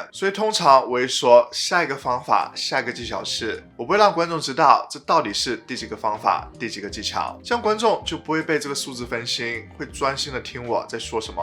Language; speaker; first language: Chinese; native; Chinese